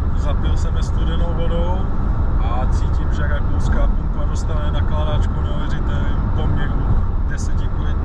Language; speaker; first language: Czech; early bilingual, other home language; Bulgarian